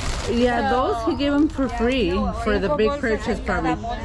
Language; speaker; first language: English; early bilingual, other home language; Spanish